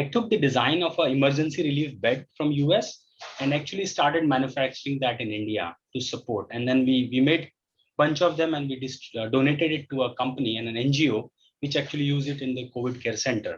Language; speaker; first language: English; non-native, local second language; Hindi